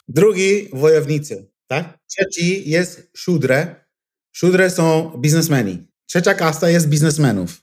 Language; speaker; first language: Polish; non-native, fluent; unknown